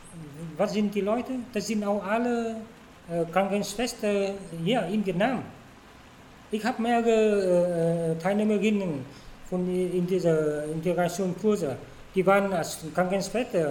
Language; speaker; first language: German; non-native, fluent; Vietnamese